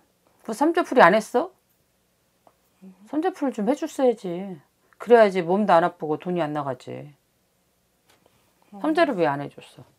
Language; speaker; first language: Korean; native; Korean